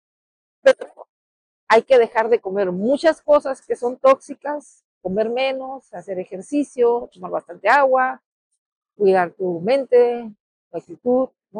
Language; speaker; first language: Spanish; native; Spanish